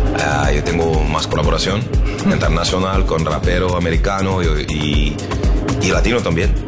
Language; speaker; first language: Spanish; non-native, learner; French